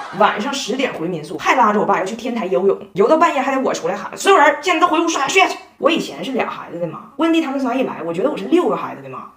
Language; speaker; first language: Chinese; native; Chinese